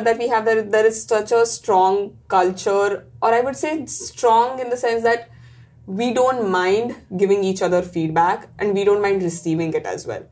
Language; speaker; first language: English; non-native, local second language; Marathi